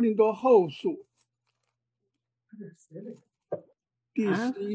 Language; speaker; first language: Chinese; native; Chinese